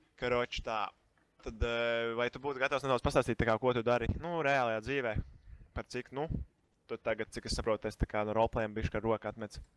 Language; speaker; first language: Latvian; native; Latvian